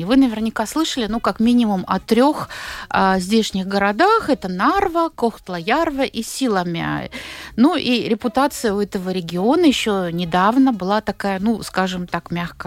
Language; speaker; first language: Russian; native; Russian